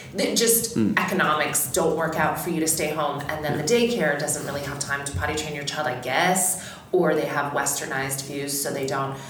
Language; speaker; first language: English; native; English